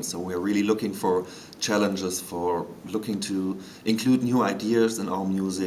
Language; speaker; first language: English; non-native, fluent; German